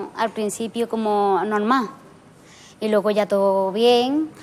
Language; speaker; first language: Spanish; native; Spanish